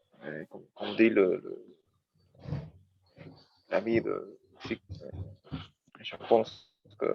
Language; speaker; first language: French; non-native, learner; Spanish